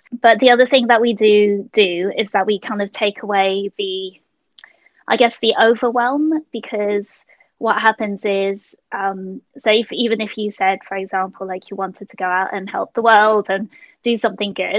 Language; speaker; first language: English; native; English